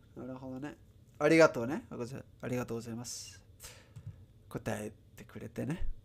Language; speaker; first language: Japanese; non-native, learner; Spanish